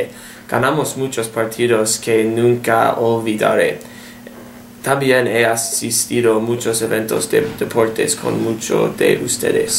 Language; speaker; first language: Spanish; non-native, learner; English